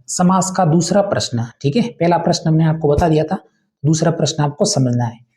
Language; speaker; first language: Hindi; native; Hindi